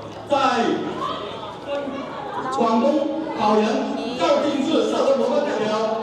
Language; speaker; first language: Chinese; native; Chinese